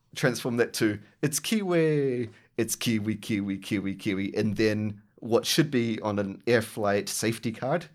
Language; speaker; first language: English; native; English